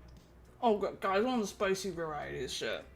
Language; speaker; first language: English; native; English